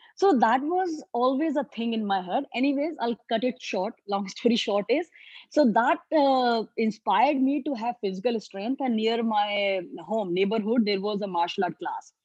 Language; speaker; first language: English; non-native, local second language; Hindi